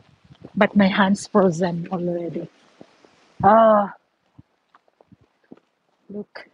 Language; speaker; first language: English; non-native, learner; Filipino